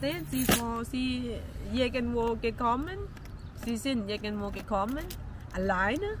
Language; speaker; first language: German; non-native, learner; Thai